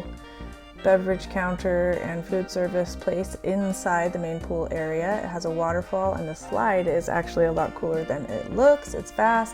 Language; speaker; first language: English; native; English